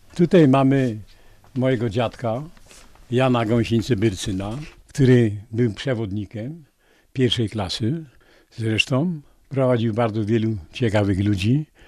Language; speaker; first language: Polish; native; Polish